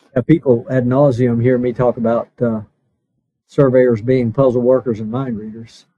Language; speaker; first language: English; native; English